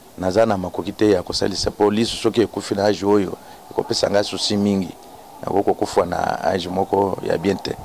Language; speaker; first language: Lingala; native; Lingala